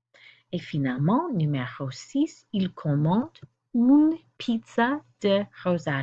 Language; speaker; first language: French; non-native, fluent; English